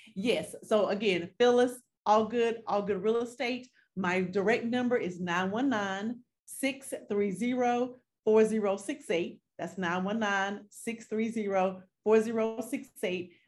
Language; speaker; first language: English; native; English